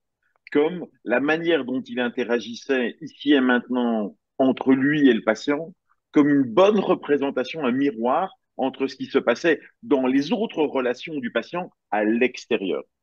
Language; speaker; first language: French; native; French